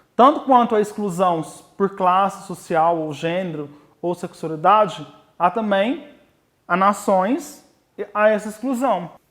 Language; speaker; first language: Portuguese; native; Portuguese